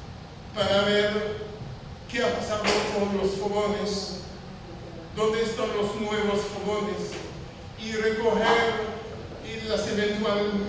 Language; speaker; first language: Spanish; non-native, fluent; French